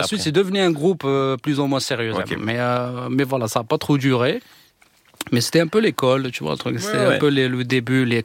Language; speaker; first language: French; non-native, local second language; Arabic